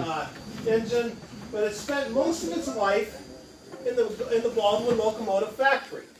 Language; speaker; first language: English; native; English